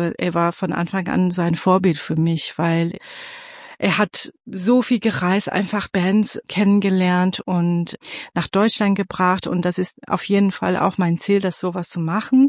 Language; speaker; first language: German; non-native, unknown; Persian